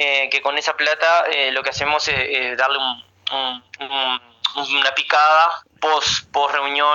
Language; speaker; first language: Spanish; native; Spanish